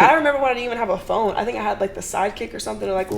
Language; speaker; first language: English; native; English